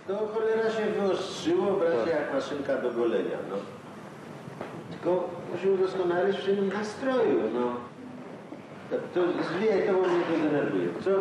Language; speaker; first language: Polish; native; Polish